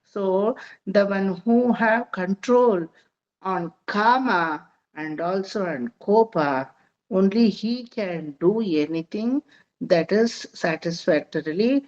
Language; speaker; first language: English; non-native, local second language; Kannada